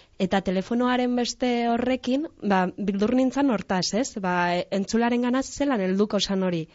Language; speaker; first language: Basque; native; Basque